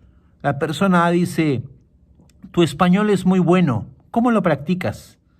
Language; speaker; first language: Spanish; non-native, fluent; Portuguese